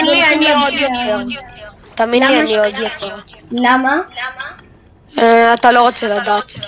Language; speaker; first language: Hebrew; native; Hebrew